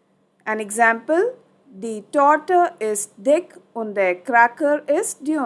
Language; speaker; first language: German; non-native, fluent; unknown